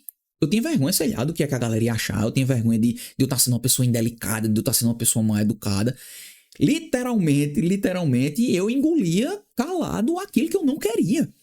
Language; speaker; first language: Portuguese; native; Portuguese